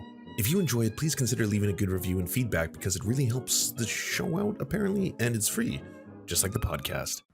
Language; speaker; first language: English; native; English